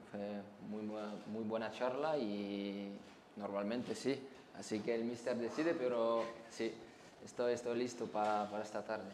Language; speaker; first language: Spanish; non-native, fluent; French